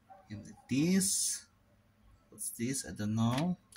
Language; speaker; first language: English; non-native, learner; Indonesian